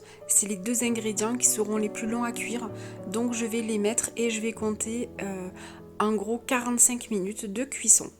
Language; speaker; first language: French; native; French